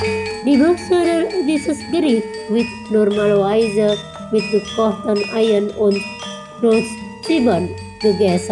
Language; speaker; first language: German; non-native, fluent; Indonesian